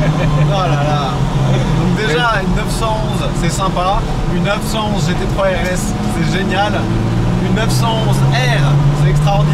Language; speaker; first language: French; native; French